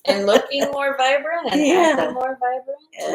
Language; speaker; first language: English; native; English